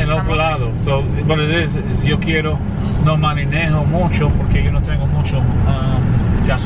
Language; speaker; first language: Spanish; non-native, learner; English